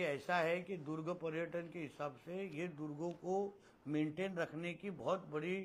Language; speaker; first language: Hindi; non-native, local second language; Marathi